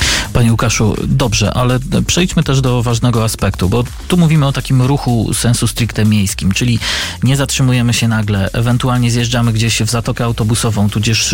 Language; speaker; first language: Polish; native; Polish